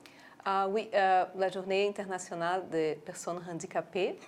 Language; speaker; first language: French; non-native, local second language; English